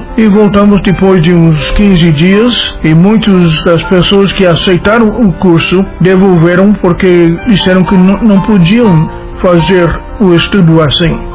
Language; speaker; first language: Portuguese; non-native, fluent; English